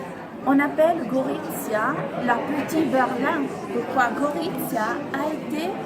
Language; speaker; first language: French; non-native, fluent; Italian